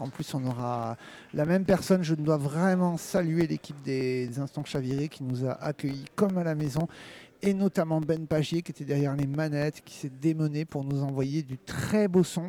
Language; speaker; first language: French; native; French